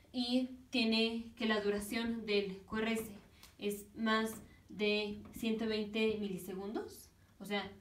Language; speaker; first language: Spanish; native; Spanish